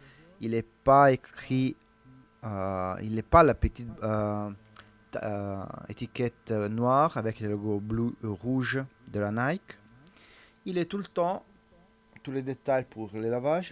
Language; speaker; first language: French; non-native, learner; Italian